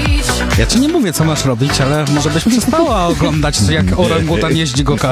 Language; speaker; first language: Polish; native; Polish